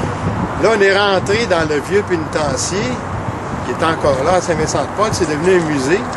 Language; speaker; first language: French; native; French